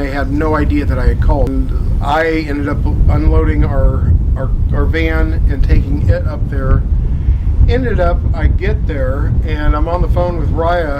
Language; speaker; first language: English; native; English